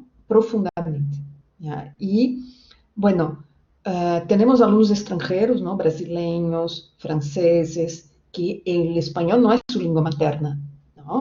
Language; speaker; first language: Spanish; non-native, fluent; Portuguese